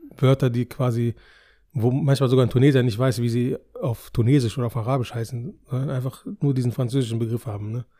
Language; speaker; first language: German; native; German